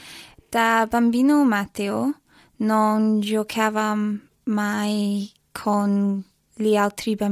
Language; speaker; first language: Italian; non-native, learner; English